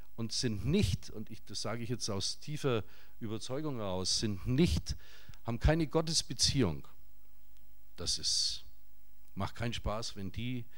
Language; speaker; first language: German; native; German